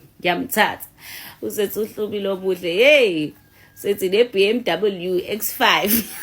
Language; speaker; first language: Zulu; native; Zulu